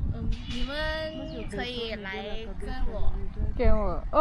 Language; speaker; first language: Chinese; non-native, learner; Lao